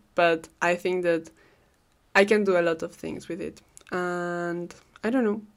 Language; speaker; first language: English; non-native, fluent; Spanish